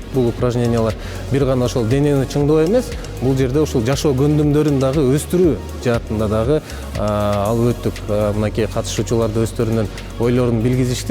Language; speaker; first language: Kyrgyz; native; Kyrgyz